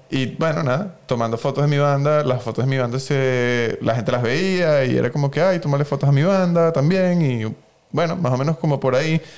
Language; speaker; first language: Spanish; native; Spanish